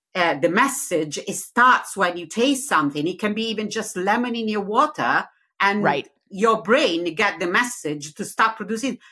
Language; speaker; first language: English; non-native, learner; Italian